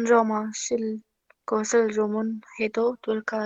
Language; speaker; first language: Korean; non-native, learner; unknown